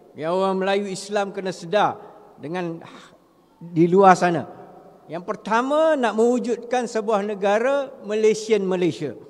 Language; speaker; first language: Malay; native; Malay